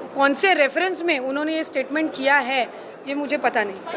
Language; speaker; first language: Hindi; non-native, local second language; Marathi